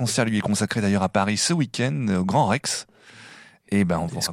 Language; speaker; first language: French; native; French